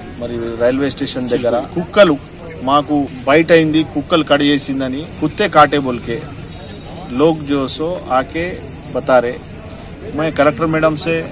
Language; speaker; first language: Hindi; non-native, local second language; Urdu